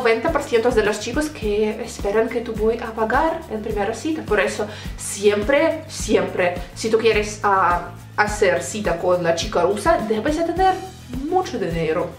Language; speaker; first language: Spanish; non-native, learner; Russian